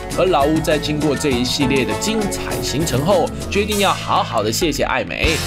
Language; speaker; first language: Chinese; native; Chinese